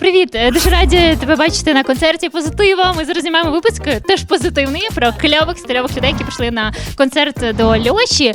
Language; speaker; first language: Ukrainian; native; Ukrainian